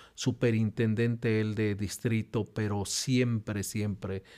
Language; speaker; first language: Spanish; native; Spanish